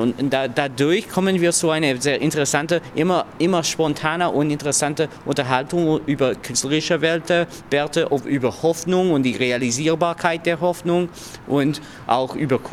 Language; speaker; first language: German; non-native, fluent; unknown